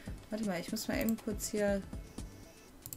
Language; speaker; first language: German; native; German